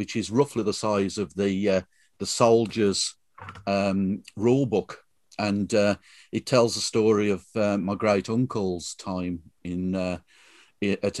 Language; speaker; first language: English; native; English